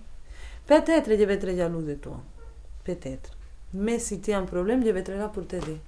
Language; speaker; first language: French; non-native, fluent; Spanish